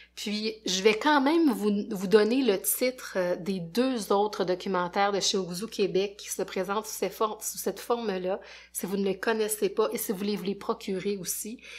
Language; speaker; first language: French; native; French